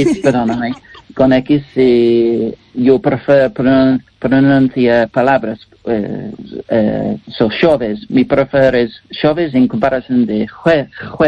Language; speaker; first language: Spanish; non-native, learner; English